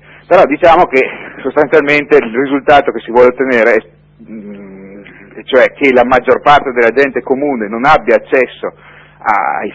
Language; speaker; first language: Italian; native; Italian